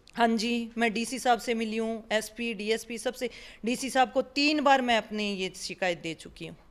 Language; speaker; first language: Hindi; native; Hindi